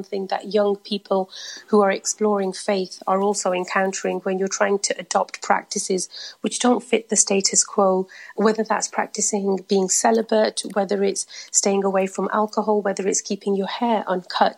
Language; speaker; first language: English; native; English